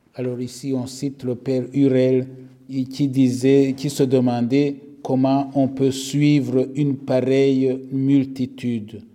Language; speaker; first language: French; non-native, local second language; Kinyarwanda